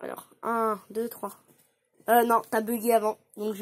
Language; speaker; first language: French; native; French